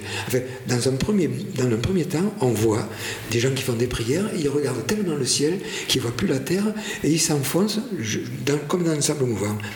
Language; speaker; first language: French; native; French